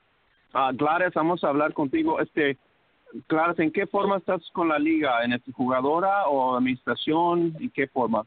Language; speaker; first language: Spanish; early bilingual, heritage; English